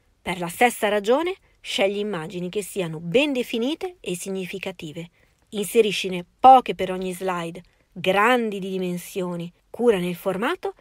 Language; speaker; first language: Italian; native; Italian